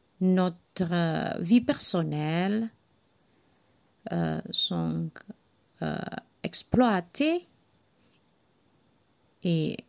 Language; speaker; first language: French; non-native, learner; Javanese